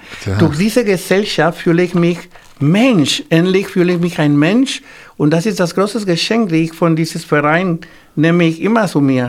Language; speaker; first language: German; non-native, fluent; Spanish